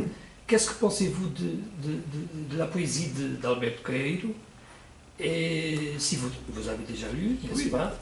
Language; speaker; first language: French; non-native, learner; Portuguese